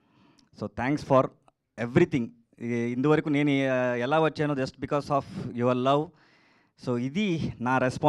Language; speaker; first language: Telugu; non-native, learner; Kannada